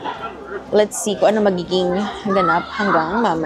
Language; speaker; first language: Filipino; native; Filipino